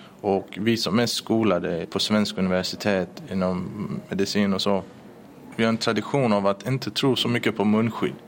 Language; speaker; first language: Swedish; early bilingual, other home language; Persian